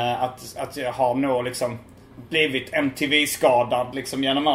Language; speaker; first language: Swedish; native; Swedish